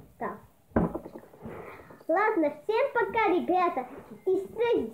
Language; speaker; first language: Russian; early bilingual, heritage; Russian